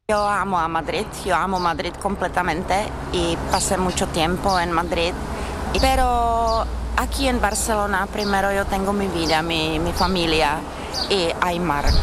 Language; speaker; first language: Spanish; non-native, learner; Czech